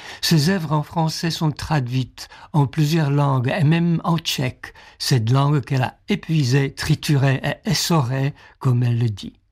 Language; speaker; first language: French; non-native, fluent; Czech